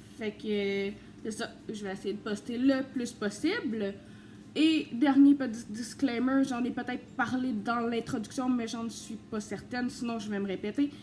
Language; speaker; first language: French; native; French